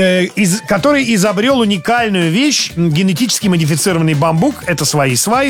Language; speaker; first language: Russian; native; Russian